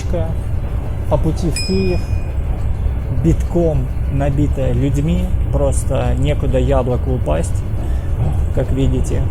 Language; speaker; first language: Russian; native; Russian